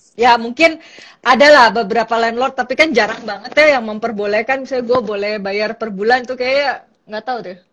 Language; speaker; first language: Indonesian; native; Indonesian